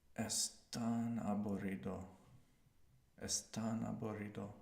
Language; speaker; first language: Spanish; non-native, learner; English